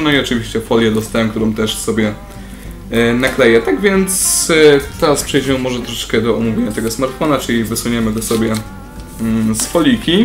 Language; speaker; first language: Polish; native; Polish